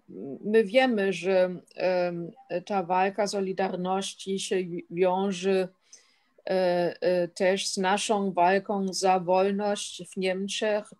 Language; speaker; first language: Polish; non-native, fluent; German